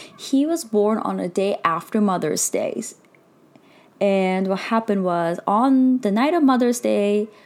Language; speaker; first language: English; early bilingual, heritage; Japanese